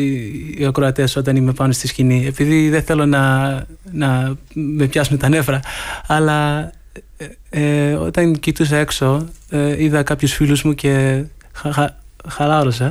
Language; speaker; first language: Greek; early bilingual, heritage; Greek